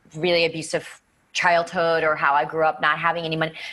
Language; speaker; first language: English; native; English